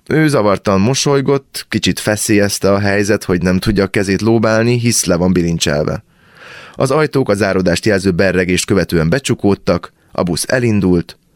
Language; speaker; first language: Hungarian; native; Hungarian